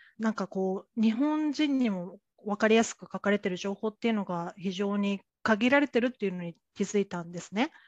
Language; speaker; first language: Japanese; native; Japanese